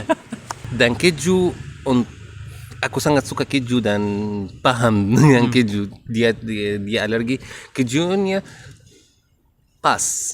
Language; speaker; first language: Indonesian; non-native, learner; Arabic